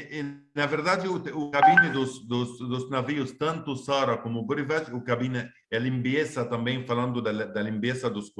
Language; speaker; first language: Portuguese; non-native, fluent; Arabic